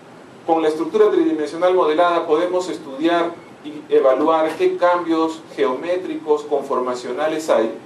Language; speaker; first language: Spanish; native; Spanish